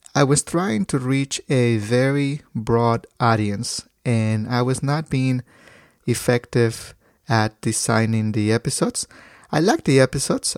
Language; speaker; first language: English; non-native, fluent; Spanish